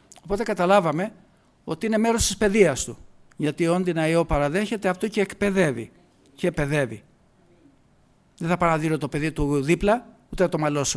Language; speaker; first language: Greek; native; Greek